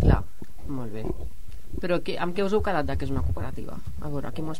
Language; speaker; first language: Catalan; native; Catalan